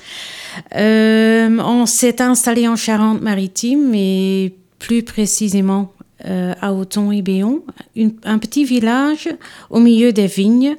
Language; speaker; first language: French; non-native, local second language; Dutch